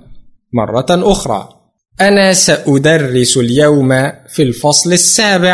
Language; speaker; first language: Arabic; non-native, fluent; Indonesian